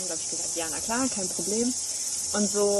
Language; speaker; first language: German; native; German